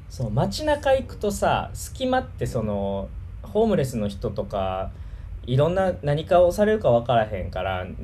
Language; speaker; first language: Japanese; native; Japanese